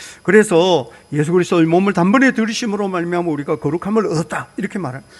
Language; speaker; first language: Korean; native; Korean